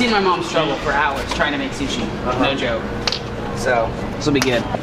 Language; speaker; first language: English; native; English